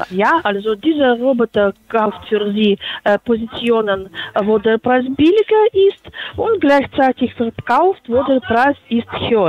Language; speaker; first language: German; non-native, fluent; Polish